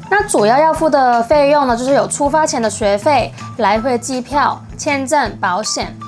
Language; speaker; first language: Chinese; non-native, local second language; Cantonese